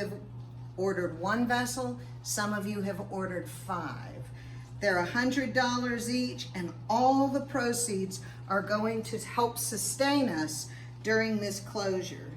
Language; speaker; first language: English; native; English